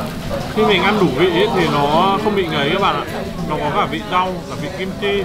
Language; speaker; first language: Vietnamese; native; Vietnamese